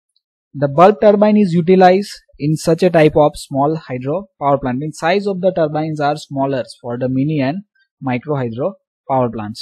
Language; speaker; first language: English; non-native, local second language; Gujarati